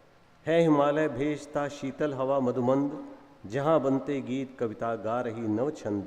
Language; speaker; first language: Hindi; native; Hindi